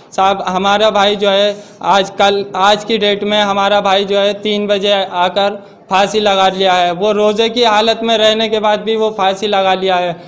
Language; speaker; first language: Hindi; native; Hindi